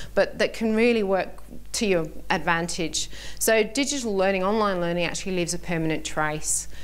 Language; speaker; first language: English; native; English